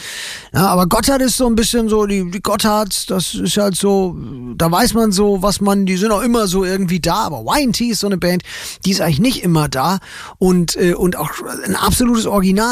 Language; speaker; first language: German; native; German